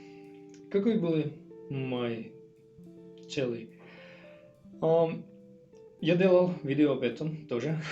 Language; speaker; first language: Russian; non-native, learner; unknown